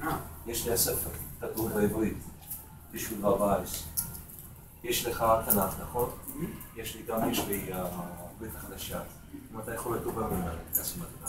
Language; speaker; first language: Hebrew; non-native, learner; Russian